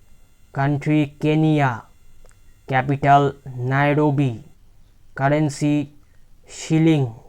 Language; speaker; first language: English; non-native, local second language; Bangla